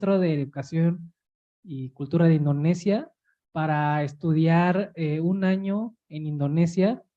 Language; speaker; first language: Spanish; early bilingual, heritage; Spanish